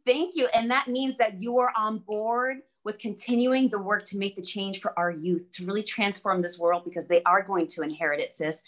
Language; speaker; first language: English; early bilingual, other home language; German